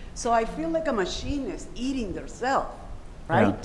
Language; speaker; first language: English; non-native, fluent; Spanish